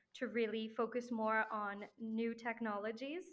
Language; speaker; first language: English; non-native, fluent; French